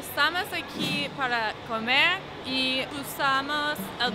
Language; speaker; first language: Spanish; non-native, learner; English